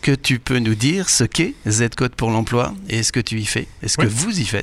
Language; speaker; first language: French; native; French